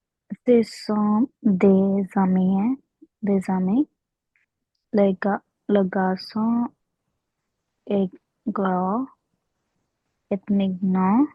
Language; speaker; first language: French; non-native, learner; Hindi